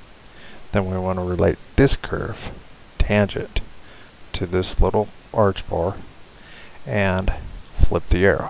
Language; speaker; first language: English; native; English